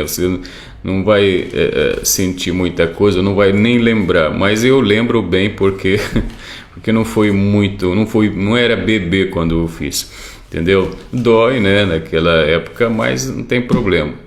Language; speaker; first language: Portuguese; non-native, fluent; Arabic